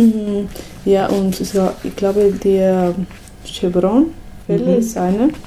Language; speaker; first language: German; non-native, learner; Spanish